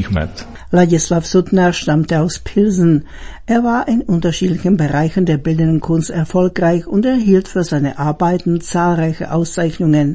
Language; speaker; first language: German; native; German